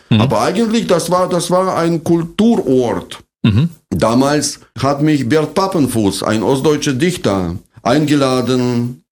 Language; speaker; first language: German; non-native, fluent; Russian